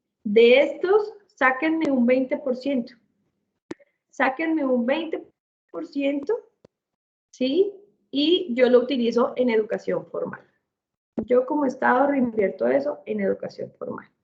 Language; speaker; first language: Spanish; native; Spanish